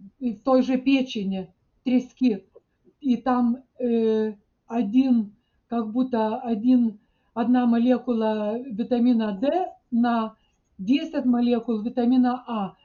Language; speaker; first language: Russian; non-native, fluent; Lithuanian